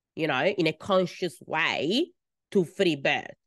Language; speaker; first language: English; non-native, fluent; Italian